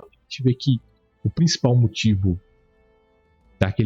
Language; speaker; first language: Portuguese; native; Portuguese